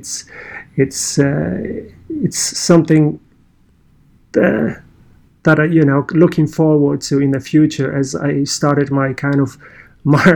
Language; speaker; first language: English; non-native, fluent; Polish